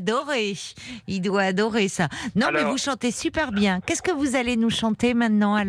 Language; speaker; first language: French; native; French